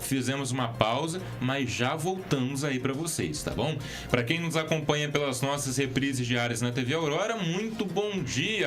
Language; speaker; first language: Portuguese; native; Portuguese